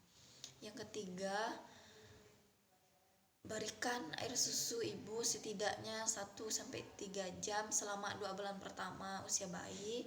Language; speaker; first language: Indonesian; native; Indonesian